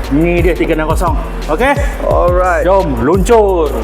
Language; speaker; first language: Malay; native; Malay